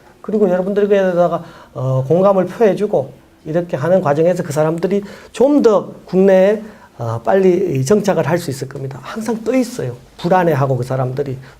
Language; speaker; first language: Korean; native; Korean